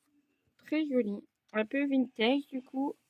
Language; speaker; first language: French; native; French